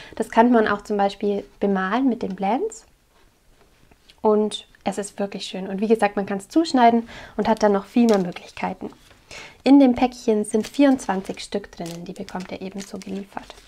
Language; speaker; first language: German; native; German